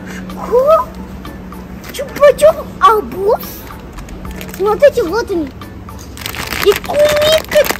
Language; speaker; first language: Russian; non-native, local second language; Kazakh